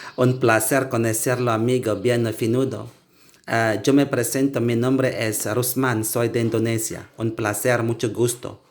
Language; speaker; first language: Spanish; non-native, learner; Indonesian